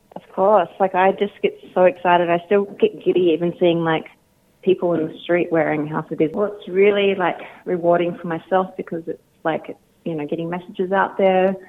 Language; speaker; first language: English; native; English